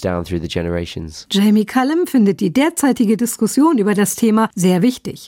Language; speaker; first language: German; native; German